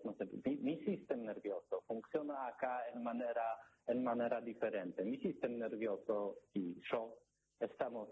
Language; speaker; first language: Spanish; non-native, learner; Polish